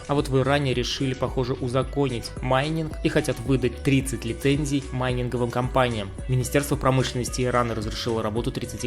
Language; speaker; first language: Russian; native; Russian